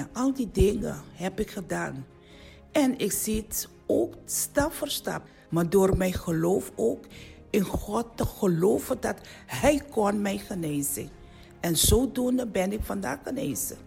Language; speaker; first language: Dutch; non-native, learner; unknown